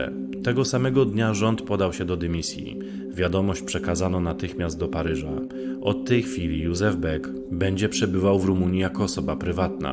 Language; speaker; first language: Polish; native; Polish